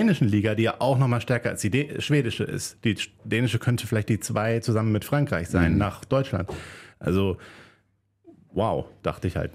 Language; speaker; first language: German; native; German